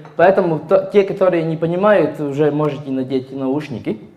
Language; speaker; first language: Russian; non-native, fluent; Latvian